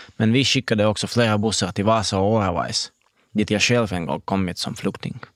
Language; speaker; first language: Swedish; non-native, fluent; Russian